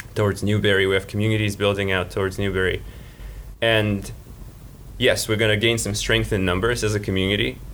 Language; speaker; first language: English; early bilingual, other home language; Russian